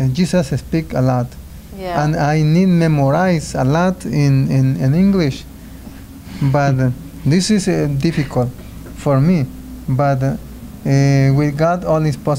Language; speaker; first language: English; non-native, learner; Spanish